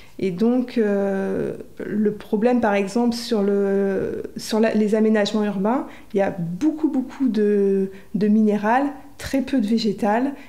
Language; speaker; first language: French; native; French